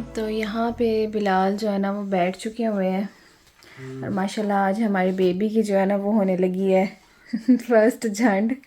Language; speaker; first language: Urdu; non-native, local second language; Punjabi